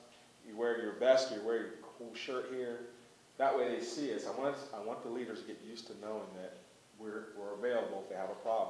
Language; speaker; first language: English; native; English